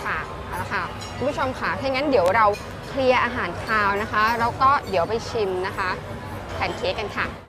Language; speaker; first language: Thai; native; Thai